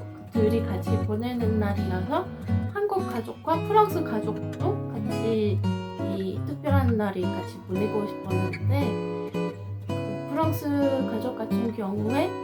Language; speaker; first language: Korean; non-native, fluent; French